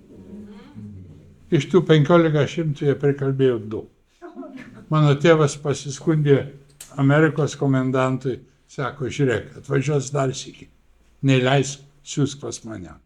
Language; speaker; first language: Lithuanian; native; Lithuanian